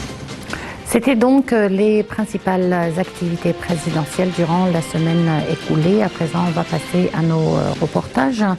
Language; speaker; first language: French; non-native, fluent; Arabic